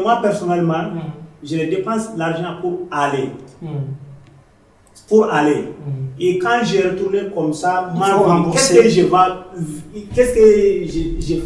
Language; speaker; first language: French; non-native, learner; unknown